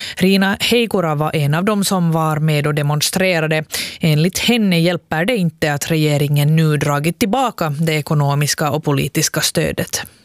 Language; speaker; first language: Swedish; native; Swedish